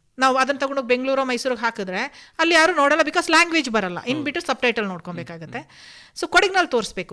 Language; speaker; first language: Kannada; non-native, local second language; Kodava